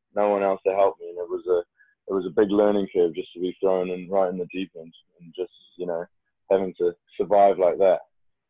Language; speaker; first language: English; native; English